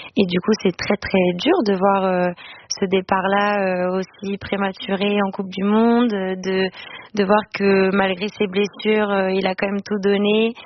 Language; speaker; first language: French; non-native, fluent; Portuguese